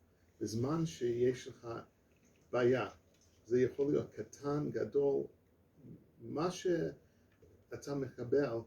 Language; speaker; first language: Hebrew; non-native, learner; English